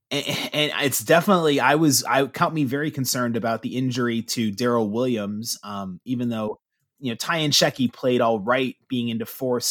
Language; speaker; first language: English; native; English